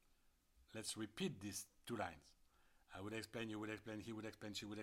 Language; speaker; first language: English; non-native, fluent; French